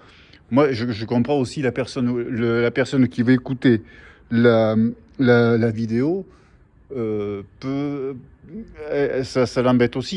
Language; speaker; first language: French; native; French